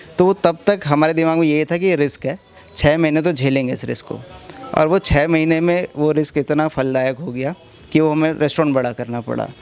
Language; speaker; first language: Hindi; native; Hindi